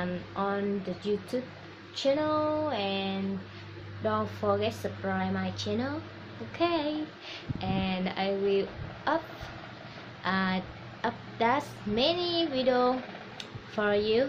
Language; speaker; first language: English; non-native, learner; Vietnamese